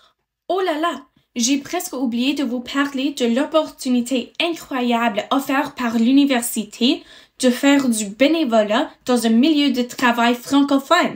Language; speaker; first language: French; non-native, fluent; English